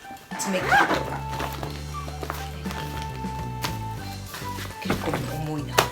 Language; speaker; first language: Japanese; native; Japanese